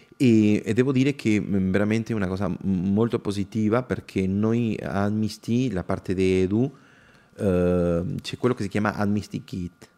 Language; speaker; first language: Italian; non-native, fluent; Spanish